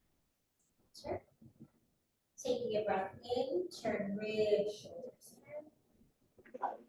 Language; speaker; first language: English; native; English